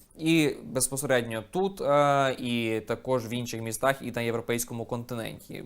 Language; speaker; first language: Ukrainian; native; Ukrainian